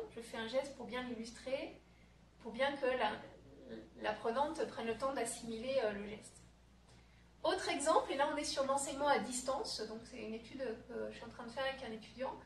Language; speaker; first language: French; native; French